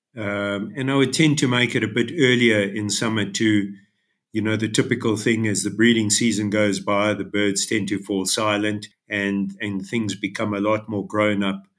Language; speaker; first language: English; native; English